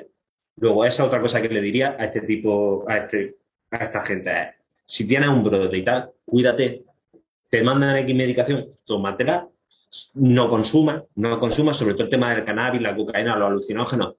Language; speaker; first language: Spanish; native; Spanish